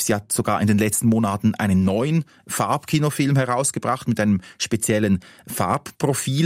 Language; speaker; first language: German; native; German